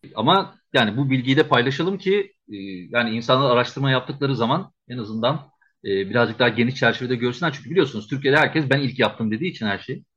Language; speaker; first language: Turkish; native; Turkish